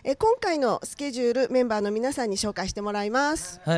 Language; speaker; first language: Japanese; native; Japanese